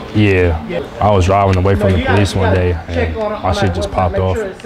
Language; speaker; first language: English; native; English